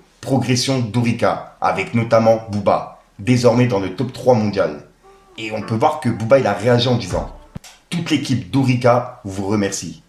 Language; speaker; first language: French; native; French